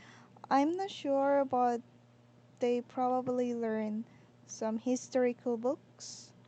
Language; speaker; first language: English; non-native, learner; Korean